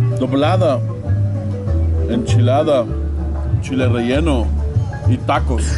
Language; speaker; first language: Russian; non-native, learner; Spanish